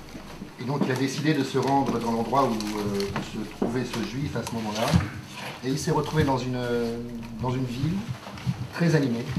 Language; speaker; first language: French; native; French